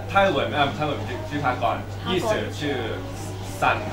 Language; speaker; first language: Chinese; non-native, learner; Thai